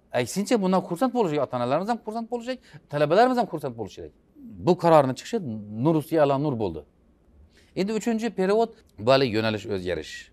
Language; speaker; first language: Uzbek; native; Uzbek